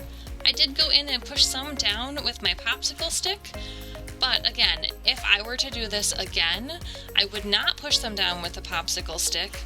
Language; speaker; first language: English; native; English